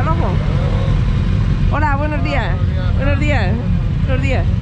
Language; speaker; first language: Spanish; native; Spanish